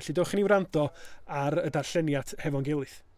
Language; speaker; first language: Welsh; native; Welsh